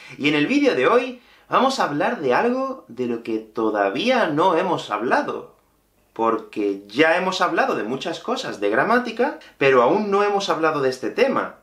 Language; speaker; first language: Spanish; native; Spanish